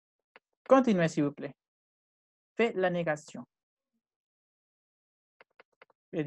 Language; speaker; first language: French; non-native, fluent; Spanish